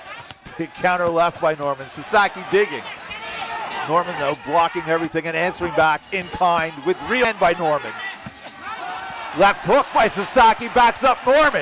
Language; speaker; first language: English; native; English